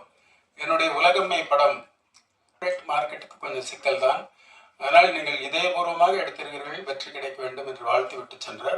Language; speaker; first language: Tamil; native; Tamil